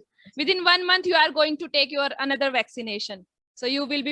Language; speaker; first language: English; non-native, local second language; Hindi